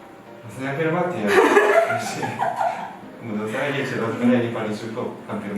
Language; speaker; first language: Indonesian; non-native, learner; Korean